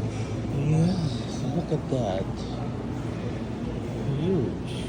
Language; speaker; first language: English; non-native, local second language; Filipino